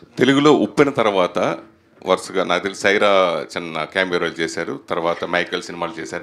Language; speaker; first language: Telugu; native; Telugu